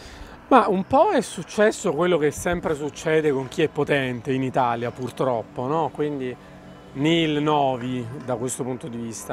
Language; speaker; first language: Italian; native; Italian